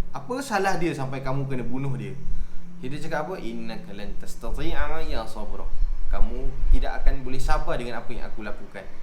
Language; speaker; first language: Malay; native; Malay